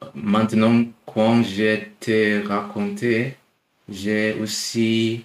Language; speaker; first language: French; non-native, learner; German